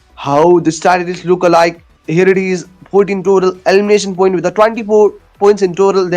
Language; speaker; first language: English; non-native, local second language; Nepali